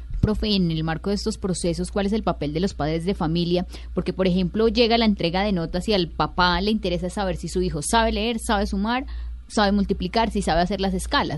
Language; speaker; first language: Spanish; native; Spanish